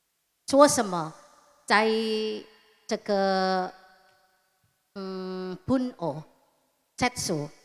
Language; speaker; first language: Chinese; non-native, learner; Indonesian